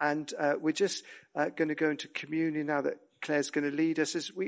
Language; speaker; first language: English; native; English